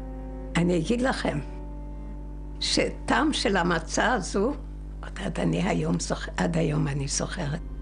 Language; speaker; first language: Hebrew; non-native, fluent; Yiddish